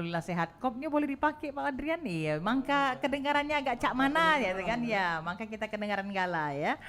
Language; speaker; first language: Indonesian; native; Indonesian